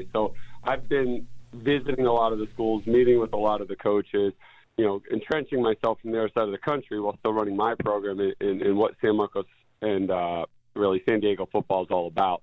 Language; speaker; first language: English; native; English